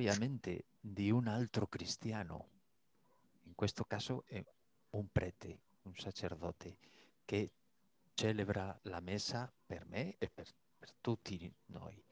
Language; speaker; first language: Italian; non-native, fluent; Spanish